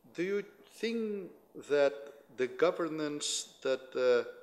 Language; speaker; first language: English; non-native, fluent; Spanish